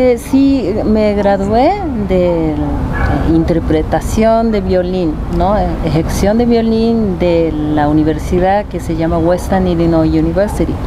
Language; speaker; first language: Spanish; non-native, fluent; Japanese